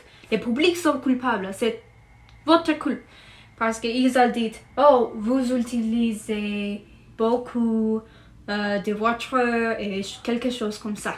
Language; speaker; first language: French; non-native, learner; English